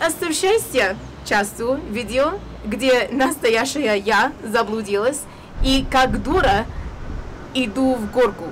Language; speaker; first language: Russian; non-native, fluent; English